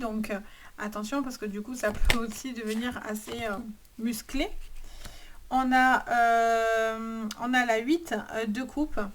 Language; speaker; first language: French; native; French